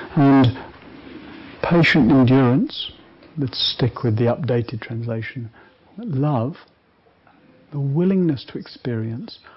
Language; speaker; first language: English; native; English